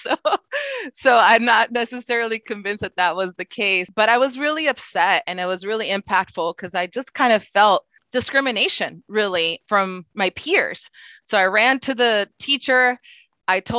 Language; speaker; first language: English; non-native, fluent; Spanish